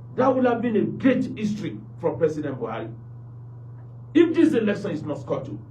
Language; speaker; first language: English; non-native, local second language; Yoruba